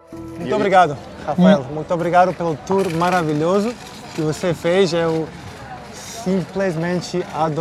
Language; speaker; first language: Portuguese; non-native, fluent; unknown